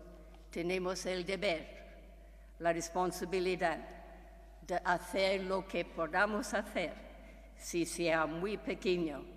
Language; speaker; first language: Spanish; non-native, fluent; English